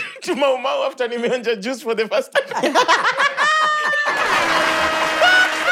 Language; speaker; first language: English; non-native, local second language; Swahili